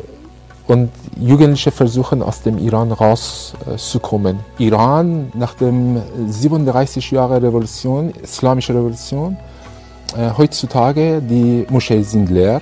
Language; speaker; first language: German; non-native, fluent; Persian